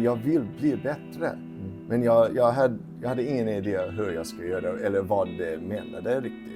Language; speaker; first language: Swedish; non-native, fluent; English